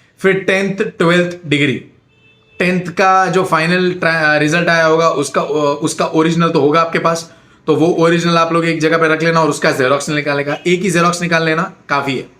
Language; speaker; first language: Hindi; non-native, local second language; Gujarati